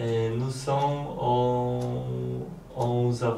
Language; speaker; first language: French; non-native, learner; Polish